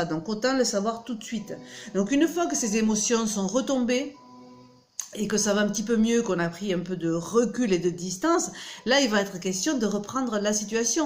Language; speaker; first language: French; native; French